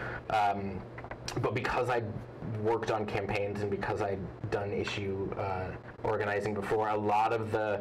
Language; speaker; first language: English; native; English